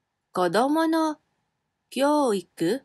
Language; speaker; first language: Japanese; non-native, fluent; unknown